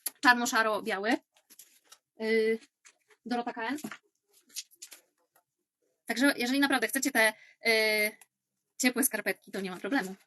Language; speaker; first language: Polish; native; Polish